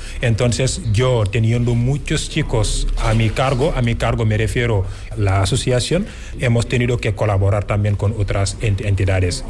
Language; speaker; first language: Spanish; non-native, fluent; Wolof